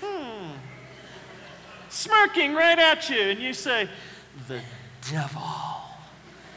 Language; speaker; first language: English; native; English